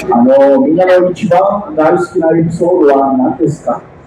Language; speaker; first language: Japanese; non-native, fluent; Portuguese